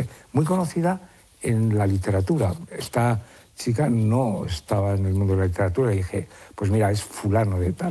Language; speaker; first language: Spanish; native; Spanish